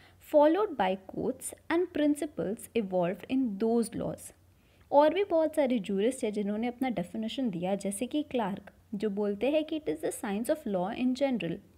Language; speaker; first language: Hindi; native; Hindi